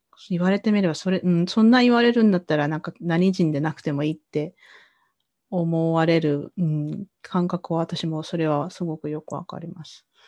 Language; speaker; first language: Japanese; native; Japanese